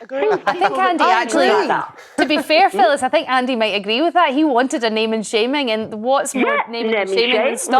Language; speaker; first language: English; native; English